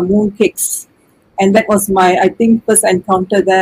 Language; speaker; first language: English; non-native, local second language; Tamil